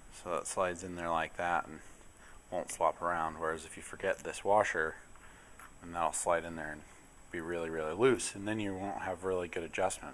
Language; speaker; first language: English; native; English